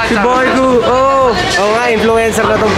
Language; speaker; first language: Filipino; native; Filipino